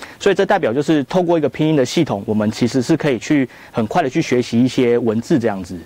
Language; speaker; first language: Chinese; native; Chinese